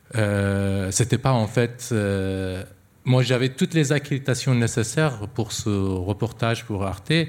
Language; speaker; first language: French; non-native, fluent; Persian